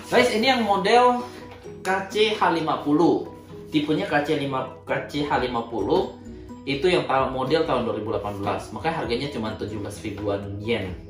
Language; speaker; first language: Indonesian; native; Indonesian